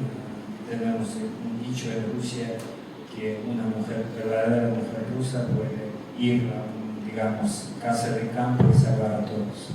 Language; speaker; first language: Spanish; non-native, fluent; Russian